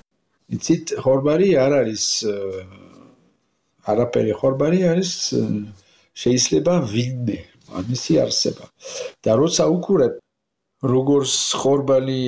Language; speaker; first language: Georgian; non-native, learner; French